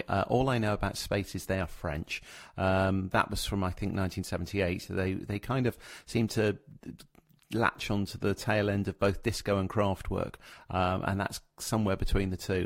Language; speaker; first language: English; native; English